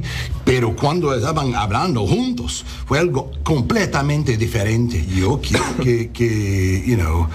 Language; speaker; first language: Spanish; non-native, learner; English